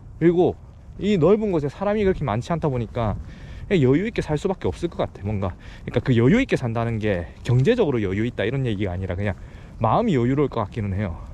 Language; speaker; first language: Korean; native; Korean